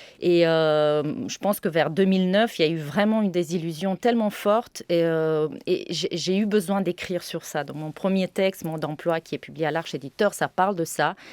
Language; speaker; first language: French; non-native, fluent; Romanian